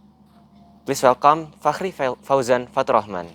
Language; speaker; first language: English; non-native, learner; Indonesian